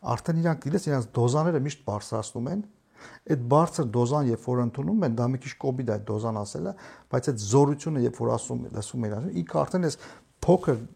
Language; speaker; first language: Armenian; native; Armenian